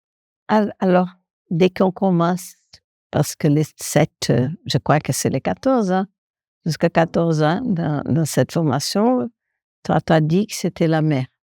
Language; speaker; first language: French; non-native, fluent; Portuguese